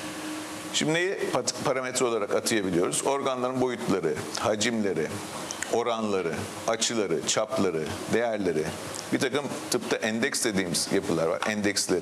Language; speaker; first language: Turkish; native; Turkish